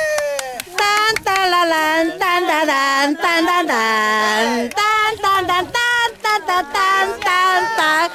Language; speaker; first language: Chinese; native; Chinese